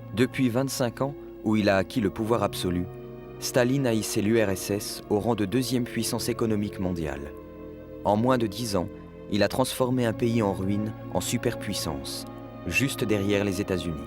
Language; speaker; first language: French; native; French